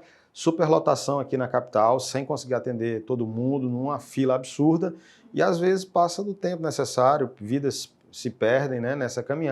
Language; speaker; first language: Portuguese; native; Portuguese